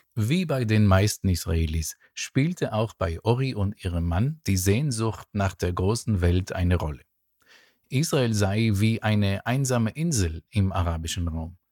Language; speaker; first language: German; non-native, fluent; Hebrew